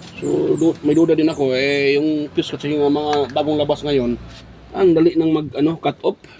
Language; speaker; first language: Filipino; non-native, local second language; Cebuano